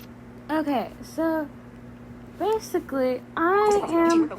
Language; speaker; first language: English; native; English